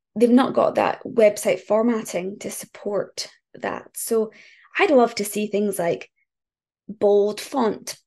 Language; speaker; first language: English; native; English